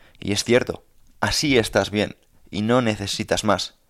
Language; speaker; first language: Spanish; native; Spanish